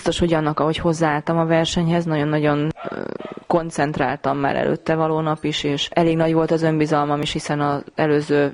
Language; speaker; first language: Hungarian; native; Hungarian